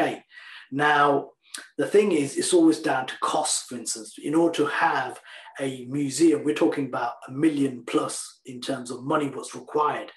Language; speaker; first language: English; native; English